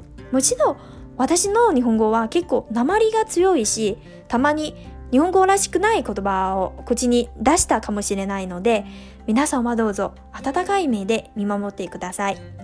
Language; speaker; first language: Japanese; non-native, fluent; Chinese